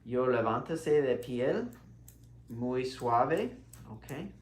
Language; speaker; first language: Spanish; non-native, learner; English